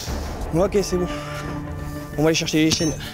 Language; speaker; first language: French; native; French